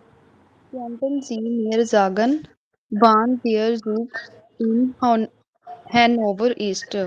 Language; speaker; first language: German; non-native, learner; Hindi